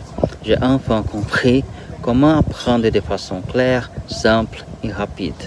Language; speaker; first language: French; non-native, fluent; Portuguese